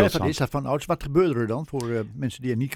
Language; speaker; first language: Dutch; native; Dutch